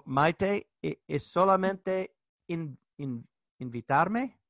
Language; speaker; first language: Spanish; non-native, learner; English